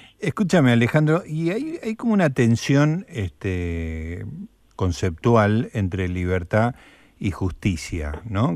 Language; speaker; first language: Spanish; native; Spanish